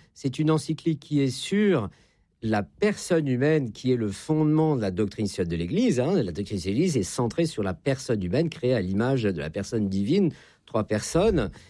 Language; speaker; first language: French; native; French